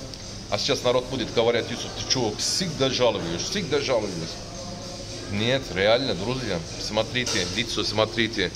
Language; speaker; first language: Russian; non-native, learner; Turkish